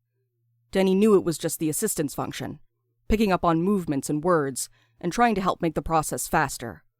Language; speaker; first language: English; native; English